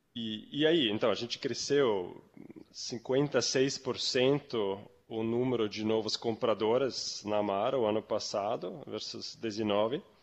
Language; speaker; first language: Portuguese; non-native, fluent; German